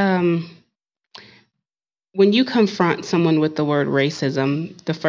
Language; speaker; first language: English; native; English